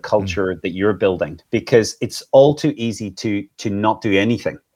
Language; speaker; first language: English; native; English